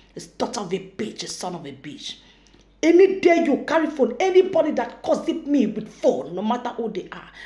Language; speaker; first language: English; non-native, local second language; Ibibio